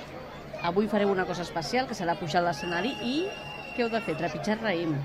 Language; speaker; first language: Catalan; native; Catalan